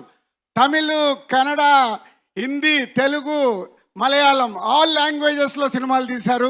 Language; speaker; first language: Telugu; native; Telugu